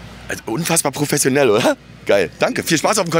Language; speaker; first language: German; native; German